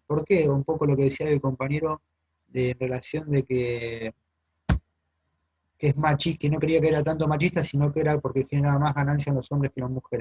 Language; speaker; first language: Spanish; native; Spanish